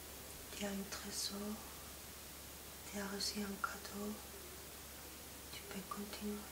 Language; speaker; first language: French; non-native, fluent; Spanish